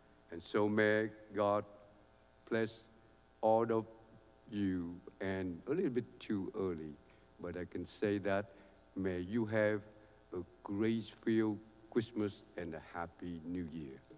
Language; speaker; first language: English; non-native, fluent; Vietnamese